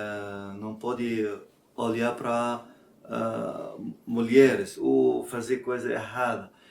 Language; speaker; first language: Portuguese; non-native, learner; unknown